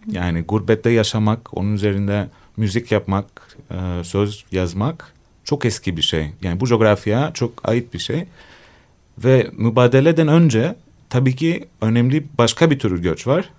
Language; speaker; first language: Turkish; non-native, fluent; Greek